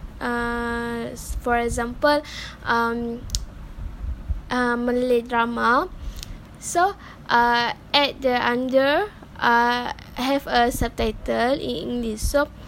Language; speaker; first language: English; non-native, learner; Malay